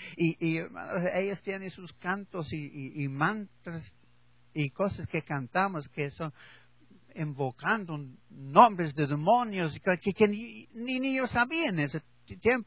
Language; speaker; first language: Spanish; non-native, learner; English